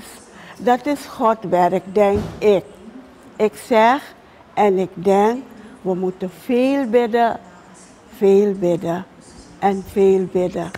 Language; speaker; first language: Dutch; non-native, local second language; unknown